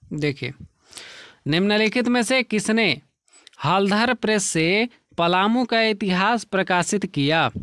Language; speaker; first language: Hindi; native; Hindi